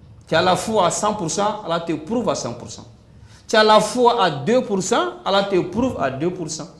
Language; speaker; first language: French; non-native, local second language; Bambara